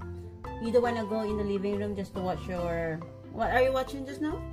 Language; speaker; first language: English; non-native, local second language; Filipino